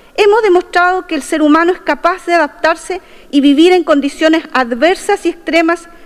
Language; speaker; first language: Spanish; non-native, local second language; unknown